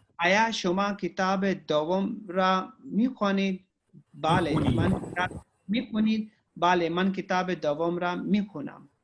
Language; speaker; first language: Persian; non-native, learner; Urdu